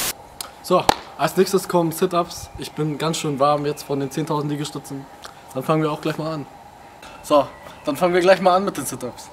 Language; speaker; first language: German; native; German